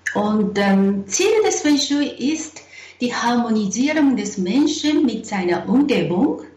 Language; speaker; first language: German; non-native, fluent; Japanese